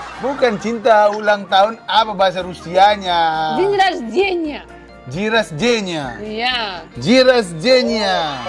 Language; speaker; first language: Indonesian; native; Indonesian